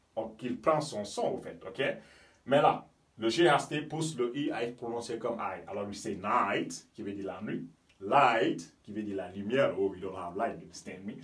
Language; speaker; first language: French; non-native, local second language; Fula